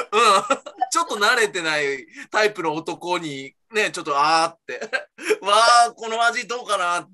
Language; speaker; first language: Japanese; native; Japanese